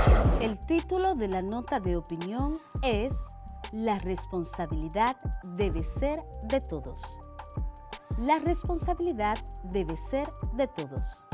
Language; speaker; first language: Spanish; native; Spanish